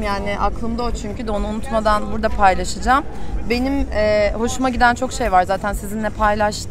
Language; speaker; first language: Turkish; native; Turkish